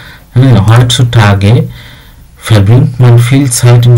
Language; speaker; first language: German; non-native, fluent; Bangla